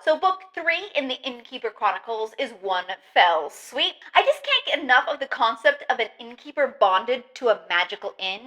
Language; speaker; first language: English; native; English